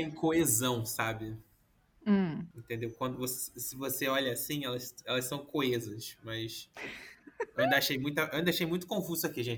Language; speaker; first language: Portuguese; native; Portuguese